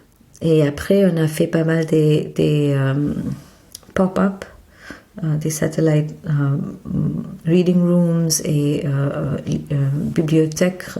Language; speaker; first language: French; non-native, fluent; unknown